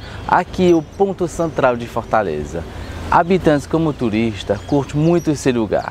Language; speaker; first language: Portuguese; non-native, fluent; French